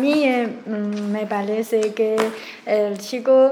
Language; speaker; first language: Spanish; non-native, learner; Chinese